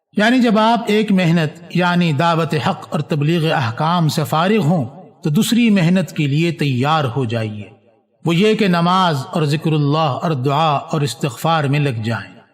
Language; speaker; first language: Urdu; native; Urdu